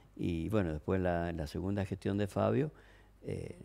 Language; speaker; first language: Spanish; native; Spanish